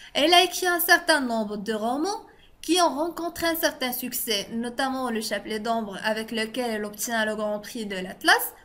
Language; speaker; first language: French; non-native, local second language; Arabic